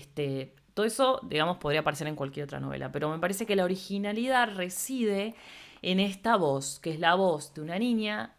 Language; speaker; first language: Spanish; native; Spanish